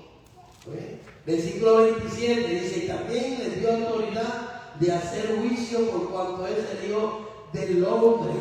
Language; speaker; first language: Spanish; native; Spanish